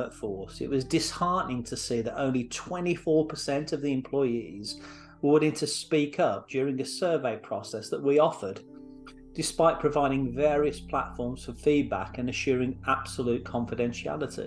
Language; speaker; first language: English; native; English